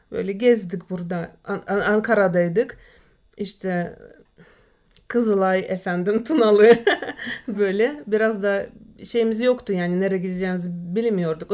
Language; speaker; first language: Turkish; non-native, fluent; Russian